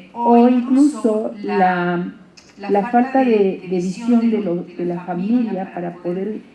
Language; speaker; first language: Spanish; native; Spanish